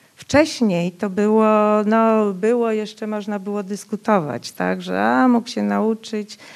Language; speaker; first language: Polish; non-native, local second language; Rusyn